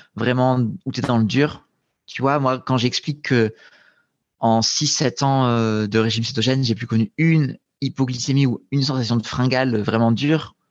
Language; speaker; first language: French; native; French